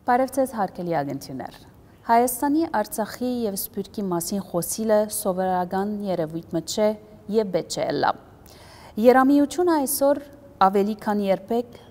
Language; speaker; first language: Armenian; early bilingual, heritage; Armenian